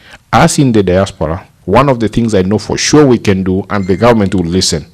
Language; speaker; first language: English; non-native, local second language; Gusii